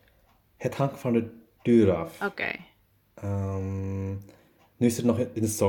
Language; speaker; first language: Dutch; non-native, learner; German